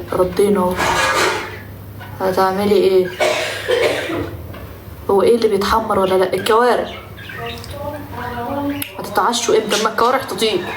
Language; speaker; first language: Arabic; native; Arabic